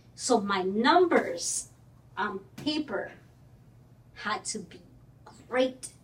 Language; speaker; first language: English; early bilingual, other home language; Spanish